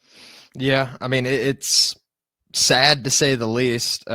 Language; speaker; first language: English; native; English